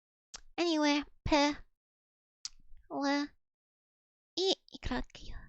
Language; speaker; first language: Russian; non-native, learner; English